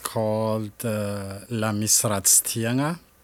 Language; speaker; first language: English; non-native, learner; Malagasy